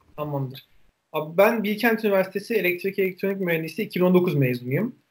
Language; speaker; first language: Turkish; native; Turkish